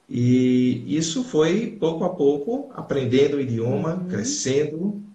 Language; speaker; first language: Portuguese; native; Portuguese